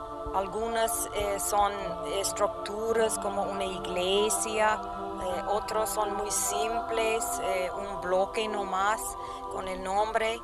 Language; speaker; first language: Spanish; non-native, fluent; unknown